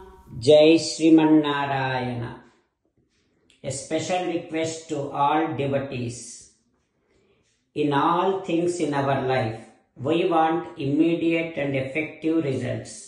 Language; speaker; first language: English; non-native, local second language; Telugu